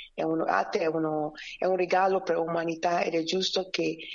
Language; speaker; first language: Italian; non-native, fluent; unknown